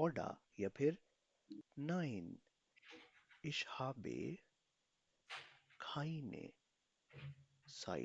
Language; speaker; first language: German; non-native, fluent; Urdu